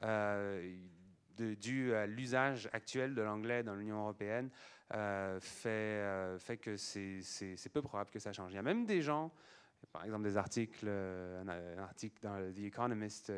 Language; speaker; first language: French; native; French